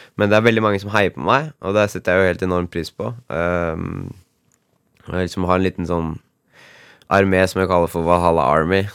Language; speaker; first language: Norwegian; native; Norwegian